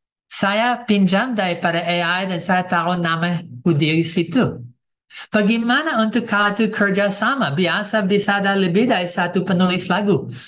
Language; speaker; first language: Indonesian; non-native, fluent; English